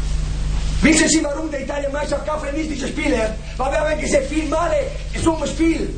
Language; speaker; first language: German; non-native, learner; Italian